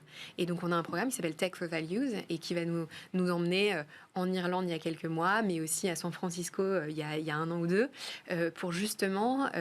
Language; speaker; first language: French; native; French